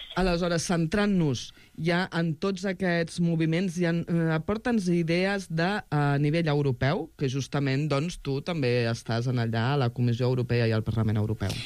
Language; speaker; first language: Catalan; native; Catalan